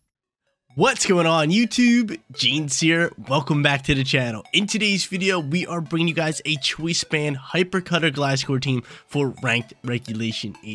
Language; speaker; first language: English; native; English